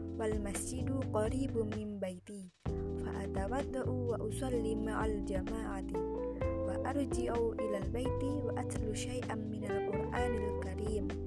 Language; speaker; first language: Arabic; non-native, learner; Indonesian